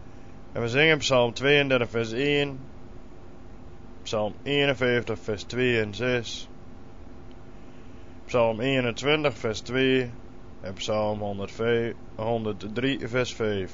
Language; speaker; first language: Dutch; native; Dutch